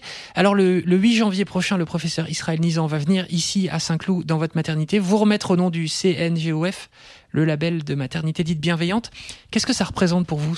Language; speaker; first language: French; native; French